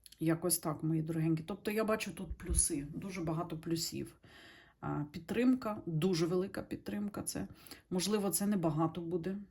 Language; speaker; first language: Ukrainian; native; Ukrainian